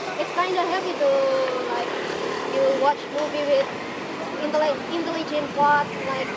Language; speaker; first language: English; non-native, fluent; Indonesian